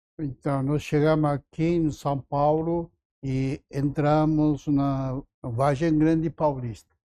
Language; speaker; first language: Portuguese; non-native, fluent; Japanese